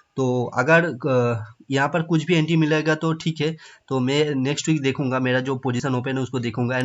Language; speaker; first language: Hindi; non-native, local second language; Bangla